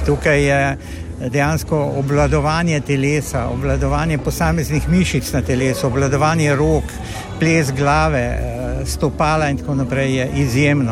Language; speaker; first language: Slovenian; native; Slovenian